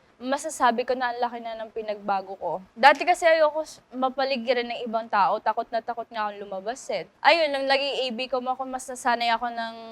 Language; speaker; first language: Filipino; non-native, local second language; Waray